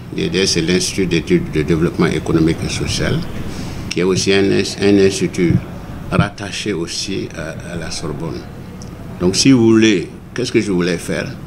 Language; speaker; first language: French; non-native, local second language; Bambara